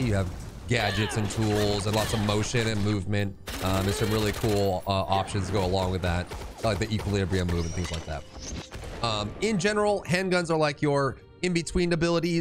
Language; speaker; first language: English; native; English